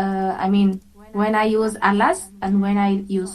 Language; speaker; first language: English; non-native, fluent; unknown